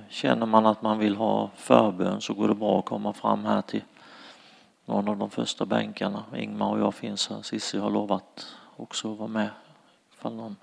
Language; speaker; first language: Swedish; native; Swedish